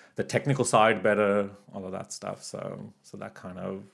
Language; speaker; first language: English; native; English